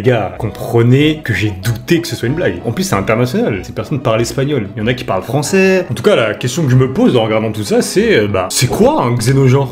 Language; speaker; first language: French; native; French